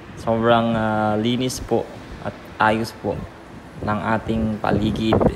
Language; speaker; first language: Filipino; native; Filipino